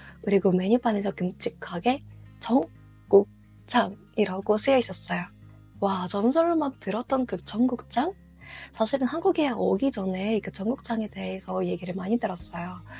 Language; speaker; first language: Korean; non-native, fluent; Russian